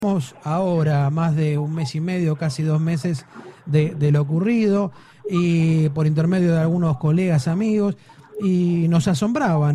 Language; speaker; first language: Spanish; native; Spanish